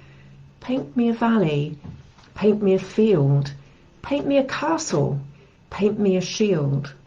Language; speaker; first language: English; native; English